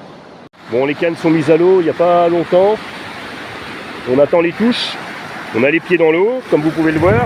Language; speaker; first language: French; native; French